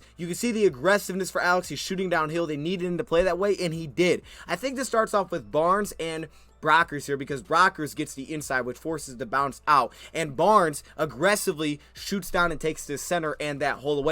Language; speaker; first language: English; native; English